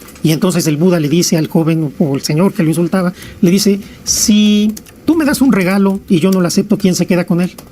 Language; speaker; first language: Spanish; native; Spanish